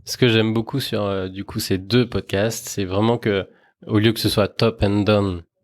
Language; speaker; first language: French; native; French